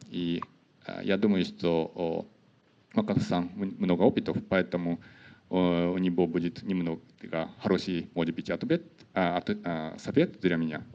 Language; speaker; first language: Russian; non-native, learner; Japanese